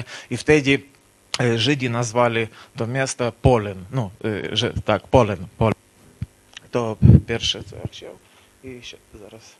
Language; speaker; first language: Polish; non-native, learner; Ukrainian